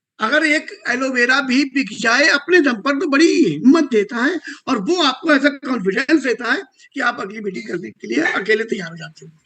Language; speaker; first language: Hindi; native; Hindi